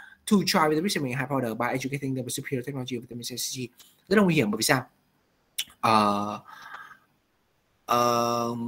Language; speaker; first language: English; non-native, fluent; Vietnamese